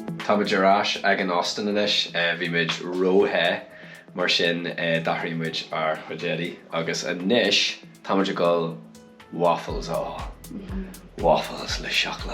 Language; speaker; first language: Irish; non-native, local second language; English